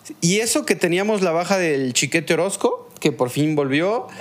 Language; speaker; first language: Spanish; native; Spanish